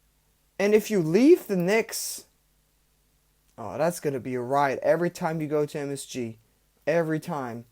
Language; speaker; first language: English; native; English